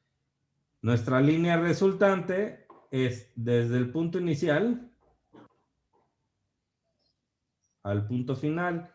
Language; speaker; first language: Spanish; native; Spanish